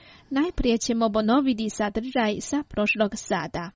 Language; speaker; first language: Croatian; non-native, fluent; Chinese